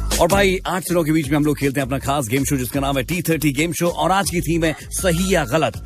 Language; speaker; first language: Hindi; native; Hindi